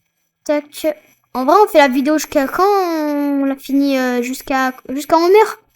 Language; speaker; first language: French; native; French